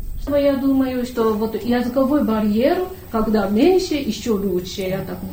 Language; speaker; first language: Russian; non-native, fluent; Japanese